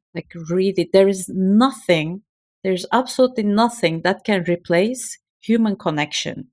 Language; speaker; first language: English; non-native, fluent; Turkish